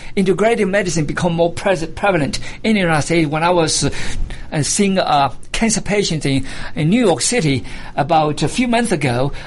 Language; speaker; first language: English; non-native, fluent; Chinese